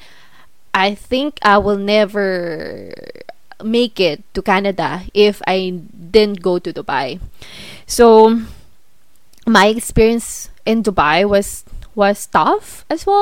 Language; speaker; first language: English; non-native, local second language; Filipino